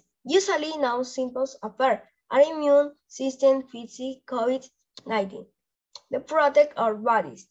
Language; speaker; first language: English; non-native, learner; Spanish